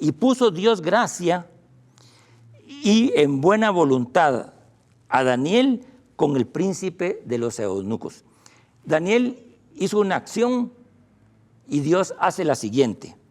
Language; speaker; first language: Spanish; native; Spanish